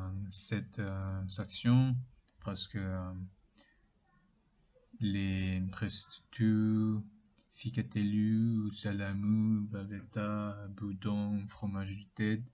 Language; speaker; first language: French; non-native, learner; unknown